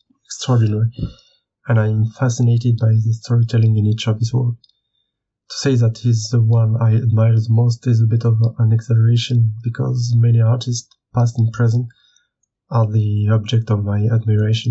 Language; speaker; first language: English; non-native, fluent; French